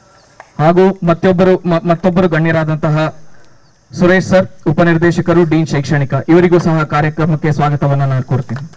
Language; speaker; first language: Kannada; native; Kannada